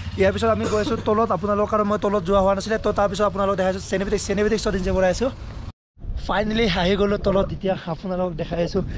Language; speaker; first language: Assamese; non-native, local second language; Bodo